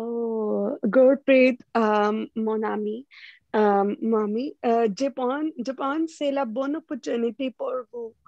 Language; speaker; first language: French; non-native, learner; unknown